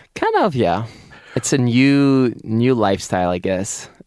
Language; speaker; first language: English; non-native, fluent; French